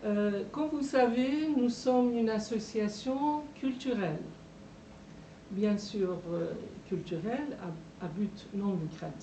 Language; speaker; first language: French; non-native, fluent; Persian